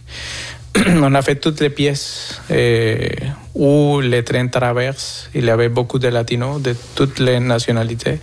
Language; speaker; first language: French; non-native, fluent; Spanish